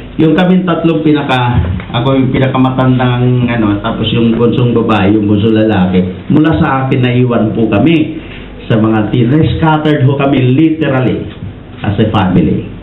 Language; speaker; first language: Filipino; non-native, local second language; Iloko